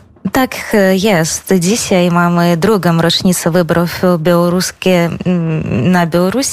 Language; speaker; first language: Polish; non-native, fluent; Belarusian